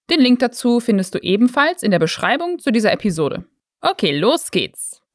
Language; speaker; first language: German; native; German